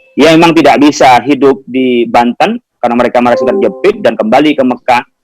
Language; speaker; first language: Indonesian; non-native, local second language; Madurese